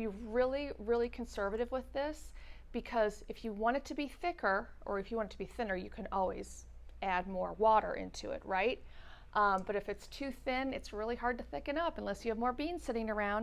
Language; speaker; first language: English; native; English